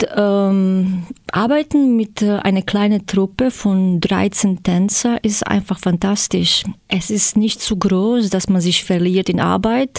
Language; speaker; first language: German; non-native, fluent; Croatian